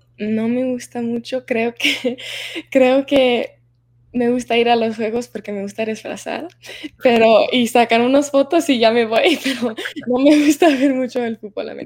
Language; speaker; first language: Spanish; early bilingual, heritage; Spanish